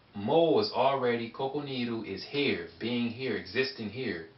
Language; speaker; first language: English; native; English